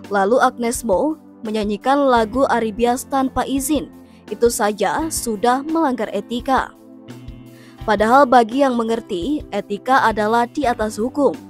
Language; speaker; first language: Indonesian; native; Indonesian